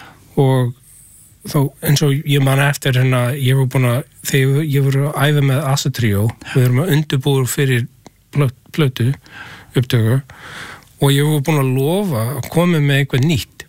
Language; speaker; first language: Icelandic; non-native, learner; English